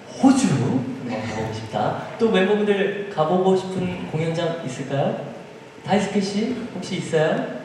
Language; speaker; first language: Korean; native; Korean